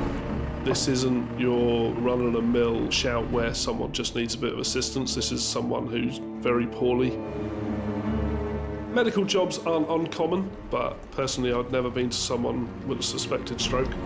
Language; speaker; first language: English; native; English